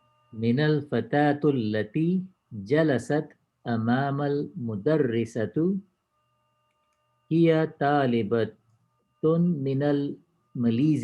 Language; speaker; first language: Arabic; non-native, learner; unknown